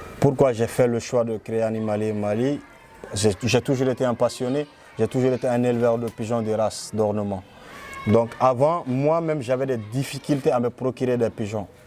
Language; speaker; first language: French; non-native, local second language; Fula